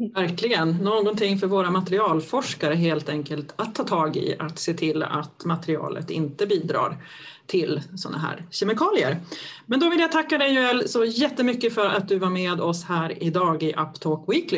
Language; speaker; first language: Swedish; native; Swedish